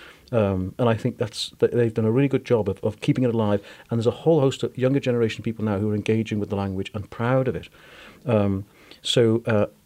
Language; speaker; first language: English; native; English